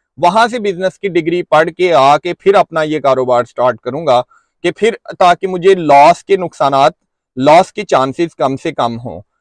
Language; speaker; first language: Urdu; non-native, local second language; Punjabi